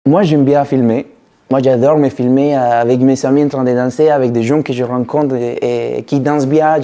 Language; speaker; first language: French; non-native, fluent; Spanish